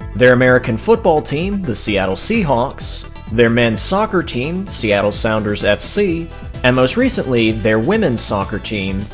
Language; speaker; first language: English; native; English